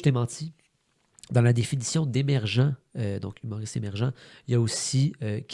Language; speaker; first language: French; native; French